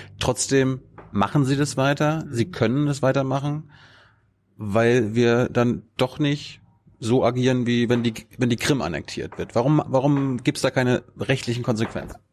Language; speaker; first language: German; native; German